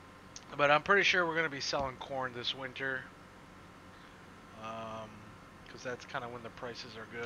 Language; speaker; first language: English; native; English